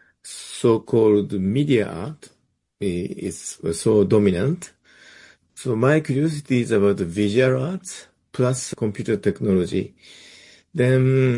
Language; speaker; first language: English; non-native, fluent; Japanese